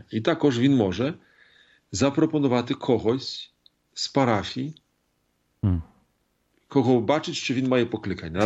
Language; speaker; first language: Polish; non-native, learner; Ukrainian